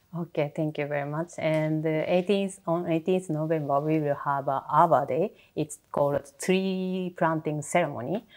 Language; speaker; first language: English; non-native, learner; Japanese